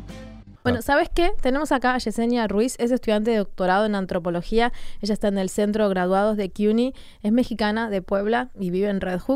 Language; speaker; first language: Spanish; native; Spanish